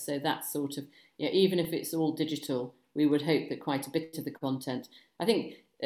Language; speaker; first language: English; native; English